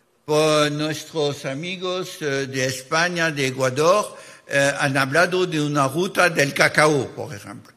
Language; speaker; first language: Spanish; non-native, fluent; French